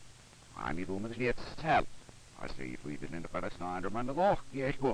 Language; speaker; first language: English; native; English